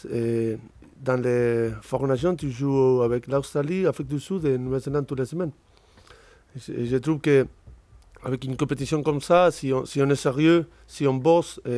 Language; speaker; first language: French; non-native, fluent; Spanish